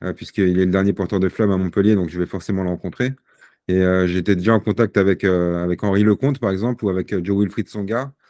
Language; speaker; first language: French; native; French